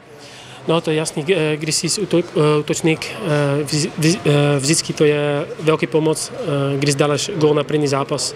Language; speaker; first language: Czech; non-native, learner; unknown